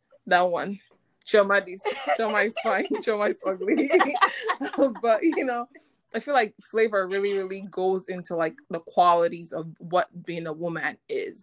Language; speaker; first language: English; non-native, local second language; Igbo